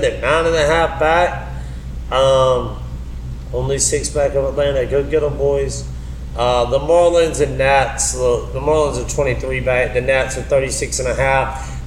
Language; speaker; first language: English; native; English